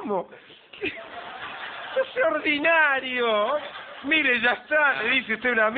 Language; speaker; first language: Spanish; native; Spanish